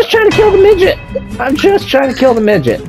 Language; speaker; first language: English; native; English